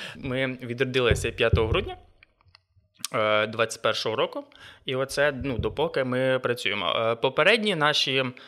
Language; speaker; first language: Ukrainian; non-native, local second language; Russian